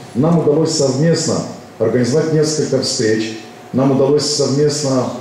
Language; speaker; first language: Russian; non-native, local second language; Romanian